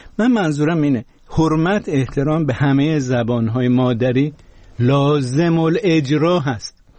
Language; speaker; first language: Persian; non-native, local second language; Azerbaijani